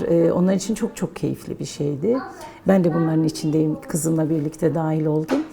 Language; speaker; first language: Turkish; non-native, local second language; Kurdish